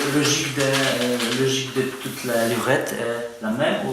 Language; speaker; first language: French; non-native, fluent; Polish